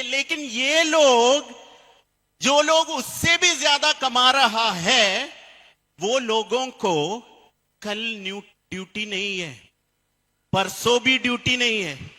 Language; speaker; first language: Hindi; non-native, fluent; Bangla